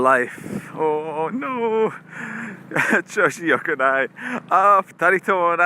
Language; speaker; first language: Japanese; non-native, learner; English